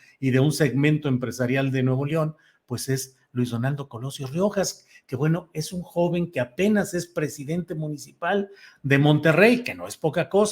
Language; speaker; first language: Spanish; native; Spanish